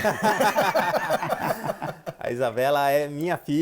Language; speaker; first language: Portuguese; native; Portuguese